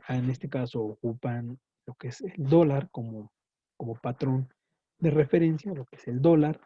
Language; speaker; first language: Spanish; native; Spanish